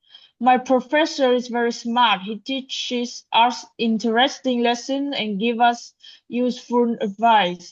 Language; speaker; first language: English; non-native, learner; Vietnamese